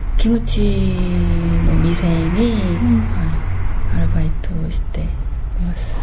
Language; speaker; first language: Japanese; non-native, learner; Korean